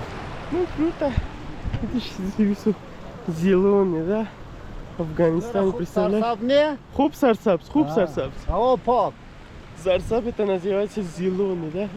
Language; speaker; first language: Russian; non-native, learner; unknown